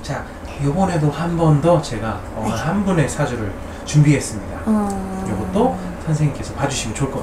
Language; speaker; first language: Korean; native; Korean